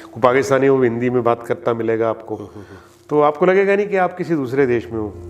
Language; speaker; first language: Hindi; non-native, local second language; Punjabi